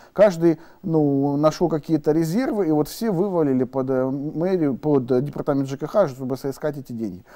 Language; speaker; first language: Russian; native; Russian